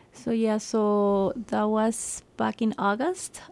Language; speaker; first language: English; non-native, fluent; Spanish